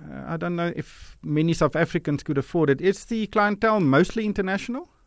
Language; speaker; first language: English; non-native, local second language; Afrikaans